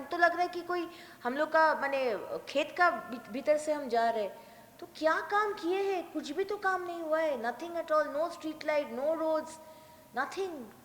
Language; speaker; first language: Hindi; non-native, local second language; Bangla